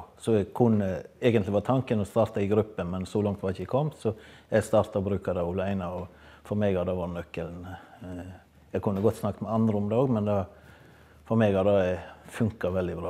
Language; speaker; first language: Norwegian; native; Norwegian